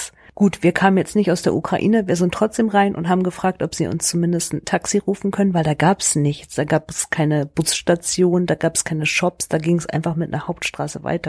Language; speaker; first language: German; native; German